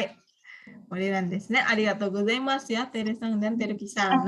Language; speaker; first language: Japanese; non-native, fluent; Indonesian